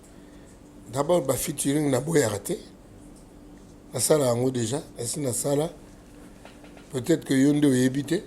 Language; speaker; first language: French; non-native, local second language; Lingala